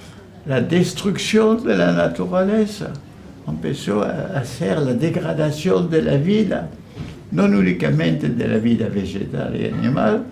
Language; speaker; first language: Spanish; non-native, fluent; French